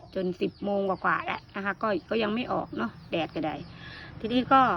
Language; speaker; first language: Thai; non-native, local second language; Northeastern Thai